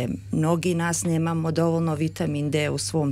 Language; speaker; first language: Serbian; early bilingual, heritage; Serbian